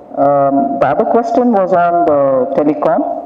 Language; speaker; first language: English; non-native, local second language; Tamil